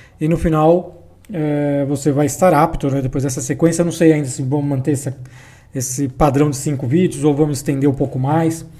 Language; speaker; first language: Portuguese; native; Portuguese